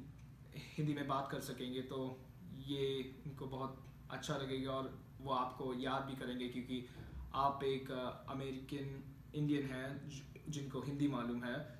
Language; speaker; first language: Hindi; non-native, learner; Malayalam